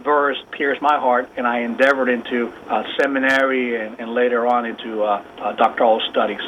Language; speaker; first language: English; non-native, fluent; Spanish